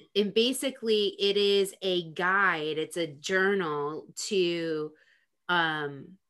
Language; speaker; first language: English; native; English